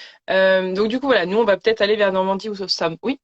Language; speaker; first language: French; native; French